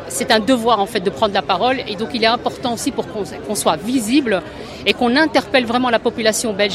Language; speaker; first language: French; native; French